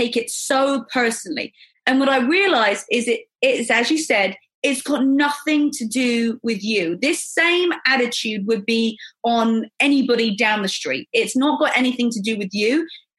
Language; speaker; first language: English; native; English